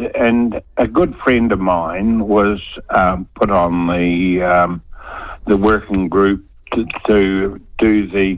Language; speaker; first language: English; native; English